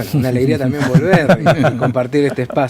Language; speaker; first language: Spanish; native; Spanish